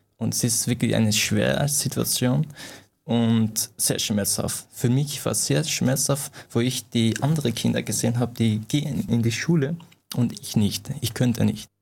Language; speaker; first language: German; non-native, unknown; Persian